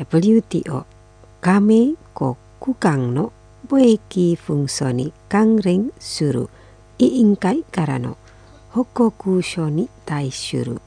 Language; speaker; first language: Japanese; non-native, fluent; Indonesian